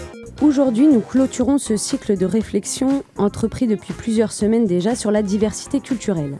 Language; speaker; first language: French; native; French